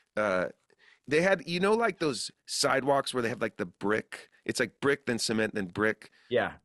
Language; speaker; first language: English; native; English